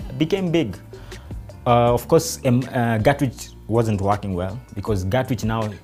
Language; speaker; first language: English; non-native, local second language; Swahili